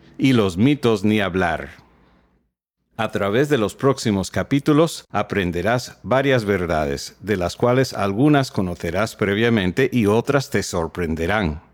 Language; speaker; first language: Spanish; non-native, fluent; English